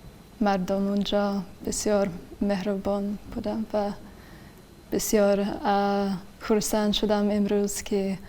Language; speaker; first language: Persian; non-native, fluent; English